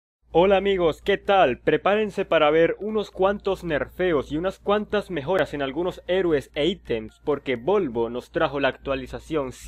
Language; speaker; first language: Spanish; native; Spanish